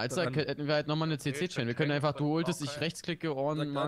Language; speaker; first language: German; native; German